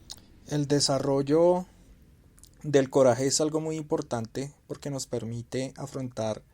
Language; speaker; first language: Spanish; native; Spanish